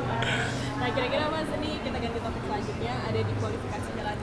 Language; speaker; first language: Indonesian; native; Indonesian